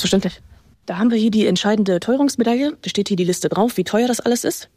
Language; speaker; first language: German; native; German